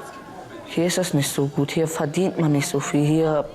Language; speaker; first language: German; early bilingual, other home language; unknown